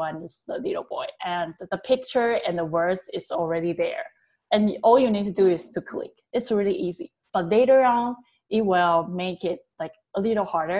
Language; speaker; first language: English; non-native, fluent; Chinese